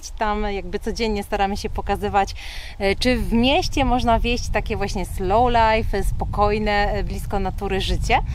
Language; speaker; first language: Polish; native; Polish